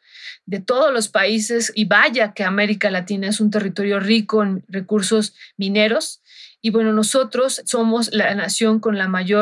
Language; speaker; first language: Spanish; native; Spanish